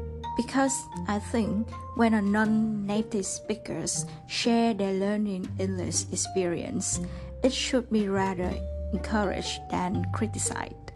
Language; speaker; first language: English; non-native, fluent; Vietnamese